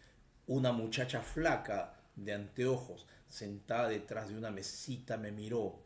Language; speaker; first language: Spanish; native; Spanish